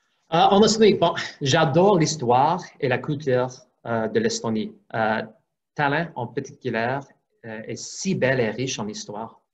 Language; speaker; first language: French; non-native, fluent; English